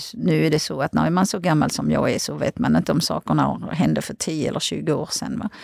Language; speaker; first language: Swedish; non-native, fluent; French